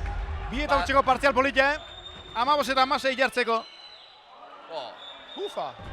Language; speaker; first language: Basque; native; Basque